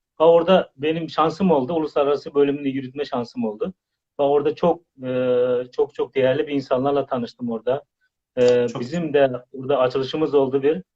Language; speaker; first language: Turkish; non-native, fluent; Uzbek